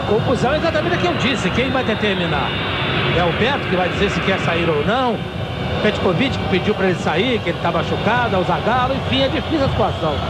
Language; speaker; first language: Portuguese; native; Portuguese